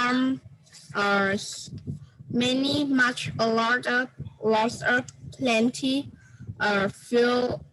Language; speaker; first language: English; non-native, learner; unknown